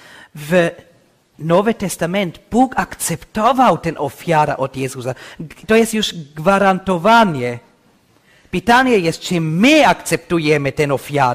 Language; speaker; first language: Polish; non-native, learner; English